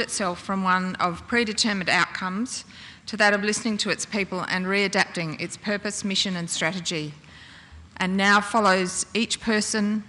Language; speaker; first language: English; native; English